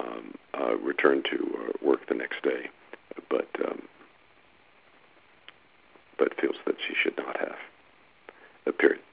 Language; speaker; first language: English; native; English